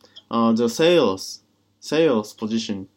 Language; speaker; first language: English; non-native, learner; Japanese